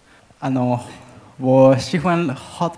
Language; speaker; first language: Chinese; non-native, learner; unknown